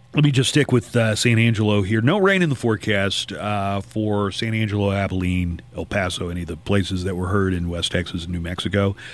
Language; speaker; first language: English; native; English